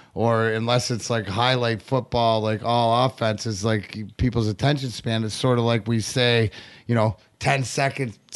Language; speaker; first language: English; native; English